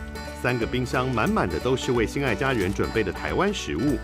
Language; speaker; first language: Chinese; native; Chinese